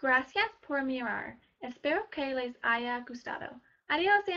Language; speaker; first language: Spanish; non-native, learner; English